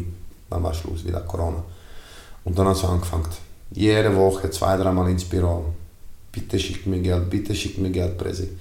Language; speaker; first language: German; non-native, fluent; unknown